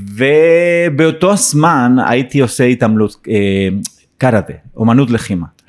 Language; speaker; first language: Hebrew; non-native, fluent; Spanish